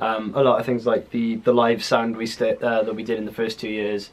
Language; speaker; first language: English; native; English